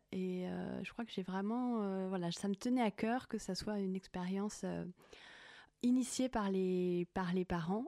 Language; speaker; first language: French; native; French